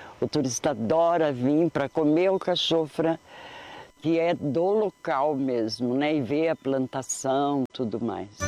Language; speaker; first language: Portuguese; native; Portuguese